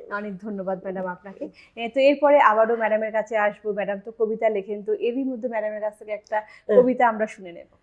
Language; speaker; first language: Bangla; native; Bangla